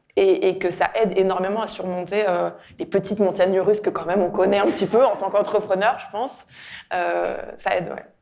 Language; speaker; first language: French; native; French